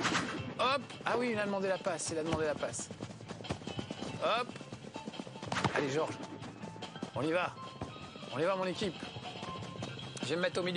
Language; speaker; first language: French; native; French